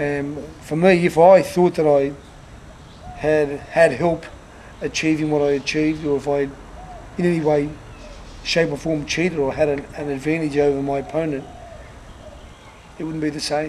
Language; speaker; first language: English; native; English